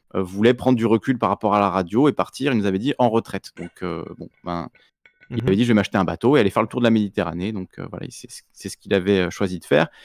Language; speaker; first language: French; native; French